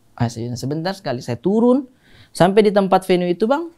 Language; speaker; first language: Indonesian; native; Indonesian